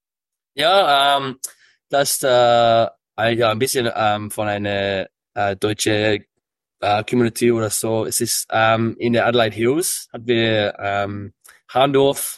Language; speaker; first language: German; early bilingual, heritage; English